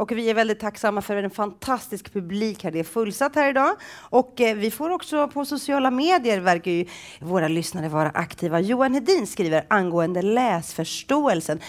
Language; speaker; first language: Swedish; early bilingual, other home language; Greek